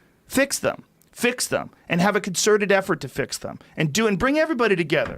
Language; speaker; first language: English; native; English